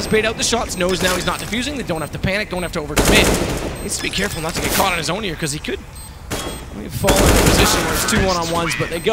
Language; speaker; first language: English; native; English